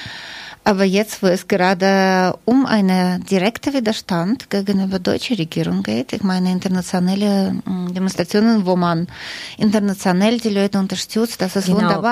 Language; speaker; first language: German; non-native, fluent; Russian